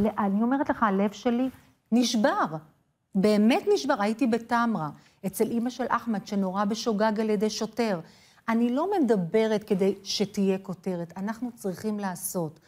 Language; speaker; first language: Hebrew; non-native, fluent; English